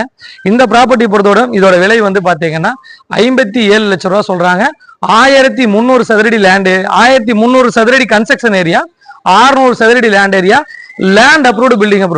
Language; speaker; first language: Tamil; native; Tamil